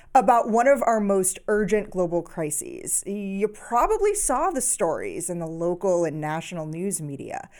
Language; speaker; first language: English; native; English